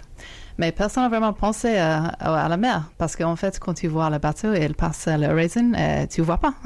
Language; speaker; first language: French; non-native, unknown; English